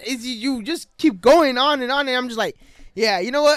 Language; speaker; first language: English; early bilingual, other home language; Spanish